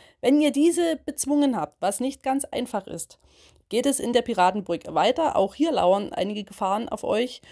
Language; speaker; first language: German; native; German